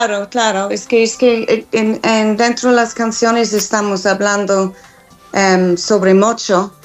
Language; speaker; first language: Spanish; non-native, fluent; English